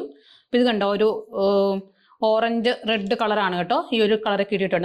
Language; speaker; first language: Malayalam; native; Malayalam